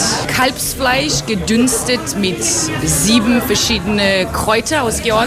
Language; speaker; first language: German; non-native, fluent; Georgian